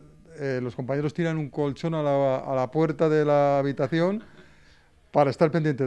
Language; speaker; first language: Spanish; native; Spanish